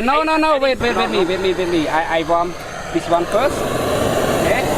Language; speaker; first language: English; non-native, learner; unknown